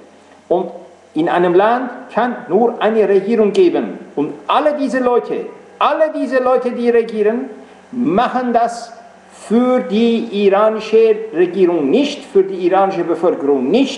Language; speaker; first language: German; non-native, fluent; Persian